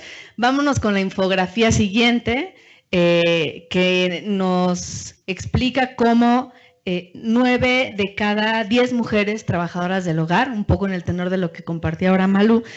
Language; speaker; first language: Spanish; native; Spanish